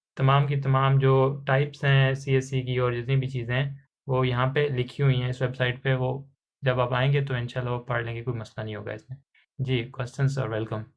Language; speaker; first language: Urdu; non-native, local second language; Punjabi